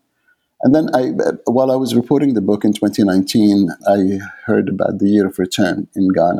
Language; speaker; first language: English; non-native, fluent; Arabic